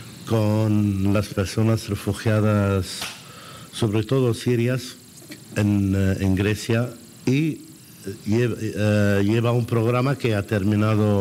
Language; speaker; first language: Spanish; non-native, fluent; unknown